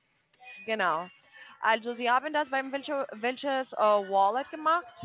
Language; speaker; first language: German; non-native, fluent; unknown